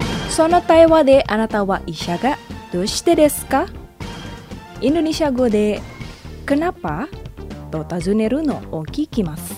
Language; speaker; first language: Japanese; non-native, fluent; Indonesian